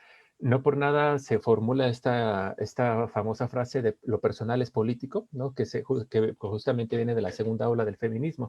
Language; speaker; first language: Spanish; native; Spanish